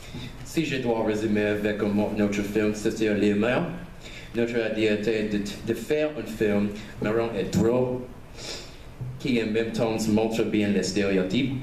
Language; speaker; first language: French; non-native, learner; English